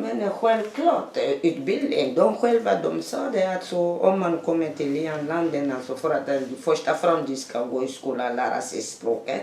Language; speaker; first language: Swedish; non-native, learner; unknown